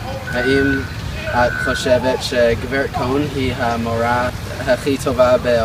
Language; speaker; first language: Hebrew; non-native, learner; English